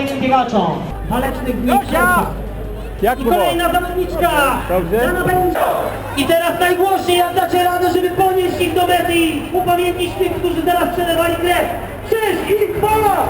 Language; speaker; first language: Polish; native; Polish